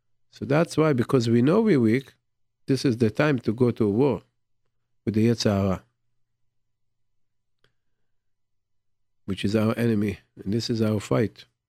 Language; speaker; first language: English; non-native, fluent; Hebrew